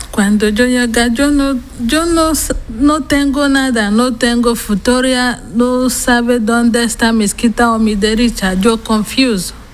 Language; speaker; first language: Spanish; non-native, learner; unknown